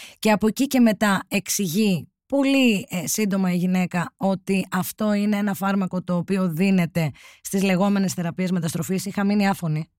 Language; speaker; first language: Greek; native; Greek